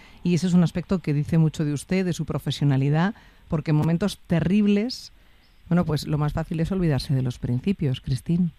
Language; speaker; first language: Spanish; native; Spanish